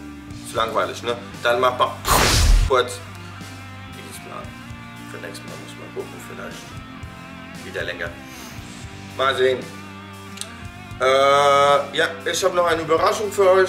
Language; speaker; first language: German; non-native, fluent; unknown